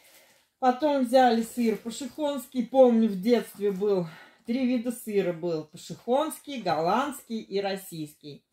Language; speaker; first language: Russian; native; Russian